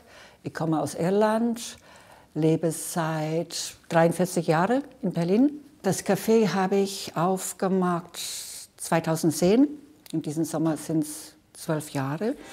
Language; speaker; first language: German; non-native, fluent; English